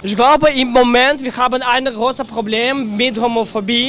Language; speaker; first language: German; non-native, learner; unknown